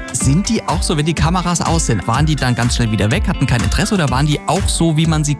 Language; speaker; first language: German; native; German